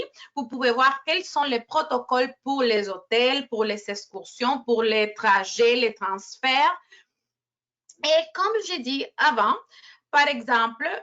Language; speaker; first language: French; non-native, fluent; Spanish